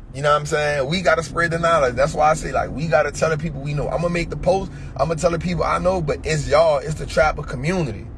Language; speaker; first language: English; native; English